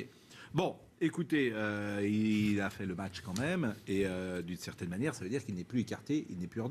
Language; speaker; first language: French; native; French